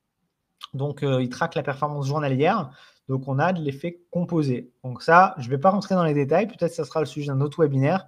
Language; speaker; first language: French; native; French